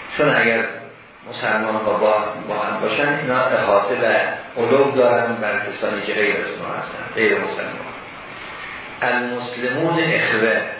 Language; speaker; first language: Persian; native; Persian